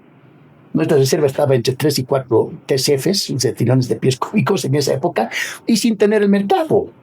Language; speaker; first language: Spanish; native; Spanish